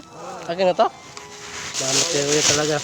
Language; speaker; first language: Filipino; non-native, local second language; Cebuano